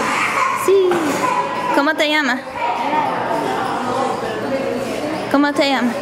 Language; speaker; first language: Spanish; non-native, learner; English